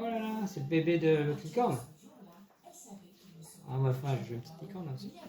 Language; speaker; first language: French; native; French